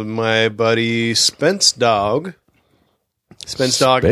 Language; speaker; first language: English; native; English